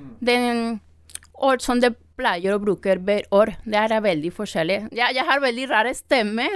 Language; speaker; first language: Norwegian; non-native, learner; Spanish